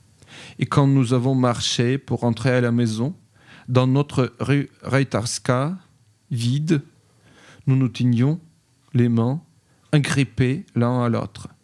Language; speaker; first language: French; non-native, fluent; Ukrainian